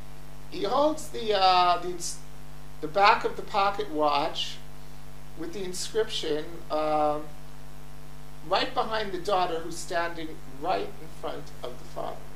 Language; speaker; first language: English; native; English